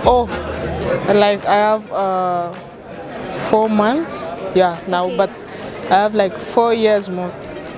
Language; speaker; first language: English; non-native, local second language; Swahili